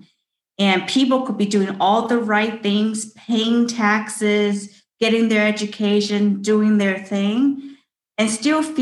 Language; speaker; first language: English; early bilingual, other home language; Chinese